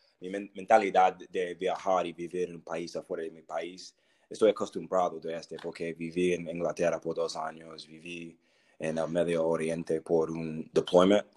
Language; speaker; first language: Spanish; non-native, learner; English